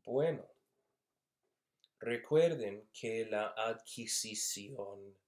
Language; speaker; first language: Spanish; non-native, fluent; English